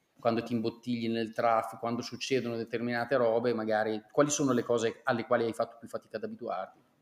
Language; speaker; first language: Italian; native; Italian